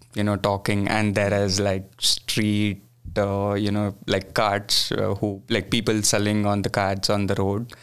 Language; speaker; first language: English; non-native, local second language; Kannada